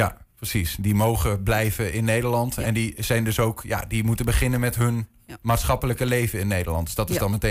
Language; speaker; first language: Dutch; native; Dutch